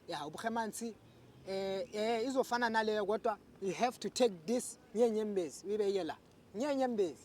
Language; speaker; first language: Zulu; non-native, local second language; Southern Sotho